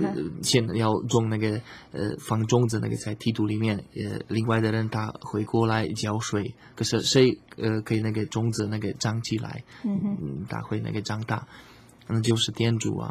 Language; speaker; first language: Chinese; non-native, learner; Slovak